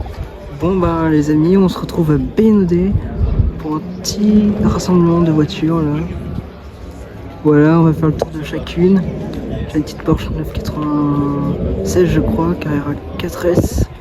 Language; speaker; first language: French; native; French